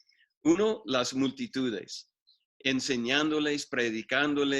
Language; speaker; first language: Spanish; non-native, fluent; English